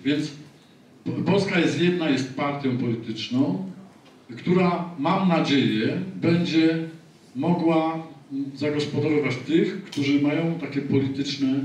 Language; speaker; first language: Polish; native; Polish